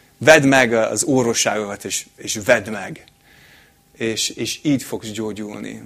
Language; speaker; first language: Hungarian; non-native, fluent; English